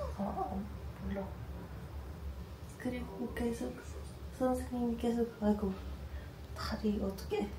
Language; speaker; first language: Korean; non-native, learner; Ukrainian